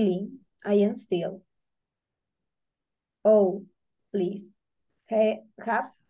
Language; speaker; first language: English; non-native, learner; Spanish